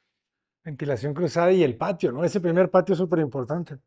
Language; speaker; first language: Spanish; native; Spanish